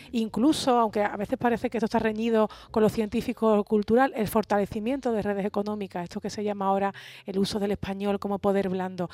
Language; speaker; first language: Spanish; native; Spanish